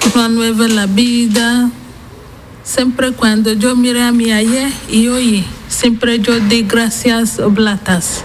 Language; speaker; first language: Spanish; non-native, learner; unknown